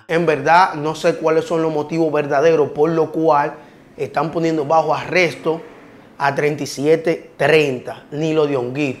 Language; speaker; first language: Spanish; native; Spanish